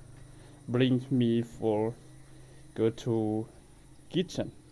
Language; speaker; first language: English; non-native, learner; Hmong